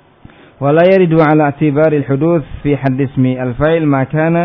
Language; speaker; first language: Arabic; non-native, fluent; Indonesian